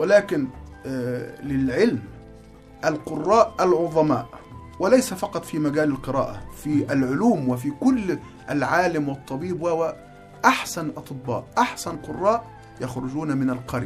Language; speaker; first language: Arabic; native; Arabic